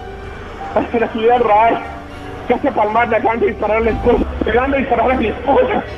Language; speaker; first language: Spanish; native; Spanish